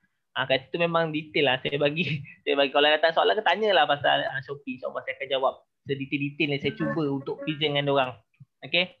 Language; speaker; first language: Malay; native; Malay